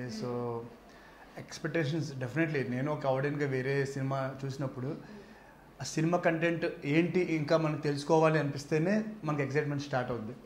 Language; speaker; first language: Telugu; native; Telugu